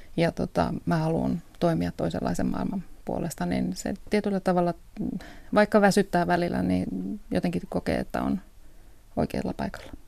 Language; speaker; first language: Finnish; early bilingual, heritage; Finnish